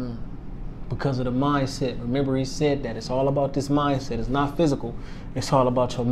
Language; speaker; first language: English; native; English